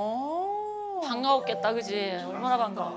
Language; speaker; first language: Korean; native; Korean